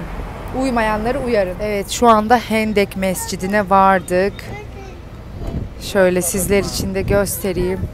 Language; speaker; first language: Turkish; native; Turkish